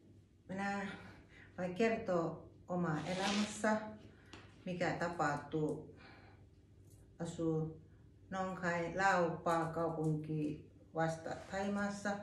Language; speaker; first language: Finnish; non-native, learner; Thai